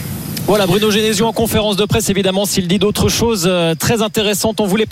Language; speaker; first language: French; native; French